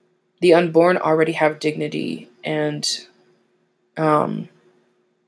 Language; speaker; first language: English; native; English